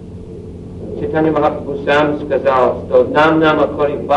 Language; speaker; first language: Russian; non-native, learner; English